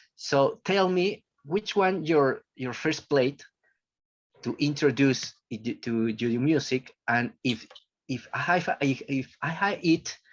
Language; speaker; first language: English; non-native, learner; Spanish